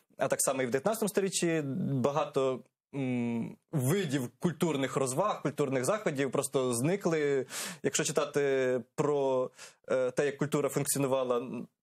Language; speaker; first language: Ukrainian; native; Ukrainian